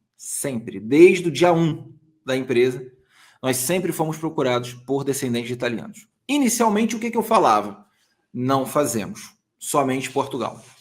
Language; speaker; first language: Portuguese; native; Portuguese